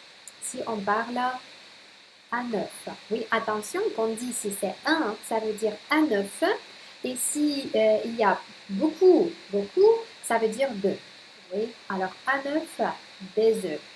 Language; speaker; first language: French; non-native, fluent; Russian